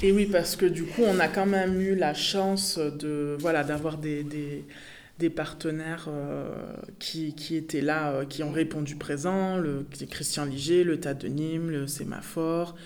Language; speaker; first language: French; native; French